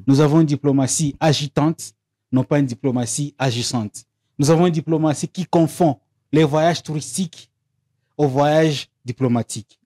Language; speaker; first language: French; non-native, local second language; Swahili